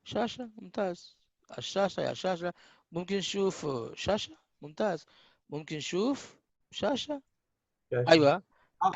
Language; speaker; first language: Arabic; non-native, fluent; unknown